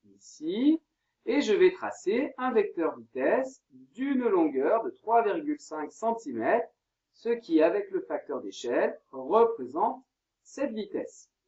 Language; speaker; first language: French; native; French